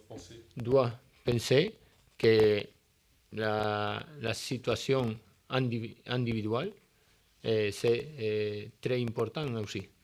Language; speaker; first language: French; non-native, learner; Spanish